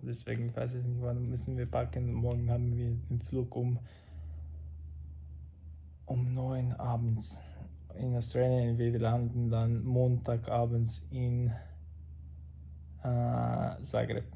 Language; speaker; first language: German; non-native, fluent; Croatian